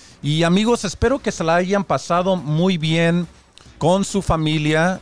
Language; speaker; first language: Spanish; early bilingual, heritage; Spanish